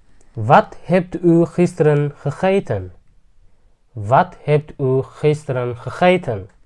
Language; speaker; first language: Dutch; non-native, learner; Tigrinya